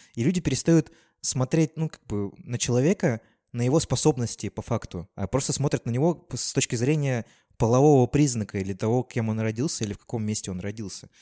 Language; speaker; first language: Russian; native; Russian